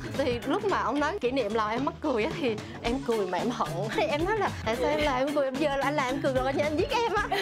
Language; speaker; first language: Vietnamese; native; Vietnamese